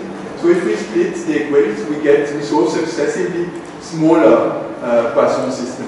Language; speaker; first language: English; non-native, fluent; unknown